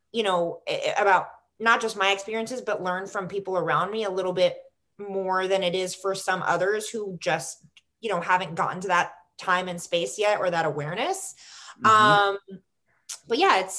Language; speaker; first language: English; native; English